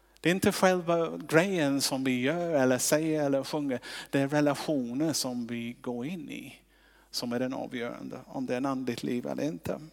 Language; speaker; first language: Swedish; non-native, fluent; English